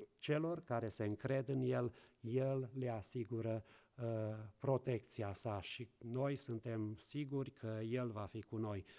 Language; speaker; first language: Romanian; non-native, local second language; Hungarian